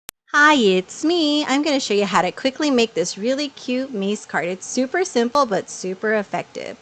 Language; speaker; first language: English; native; English